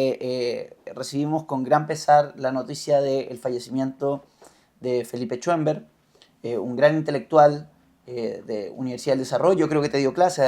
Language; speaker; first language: Spanish; native; Spanish